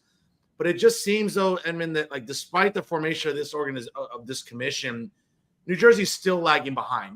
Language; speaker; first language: English; native; English